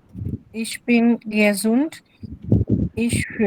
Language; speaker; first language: German; non-native, learner; Urdu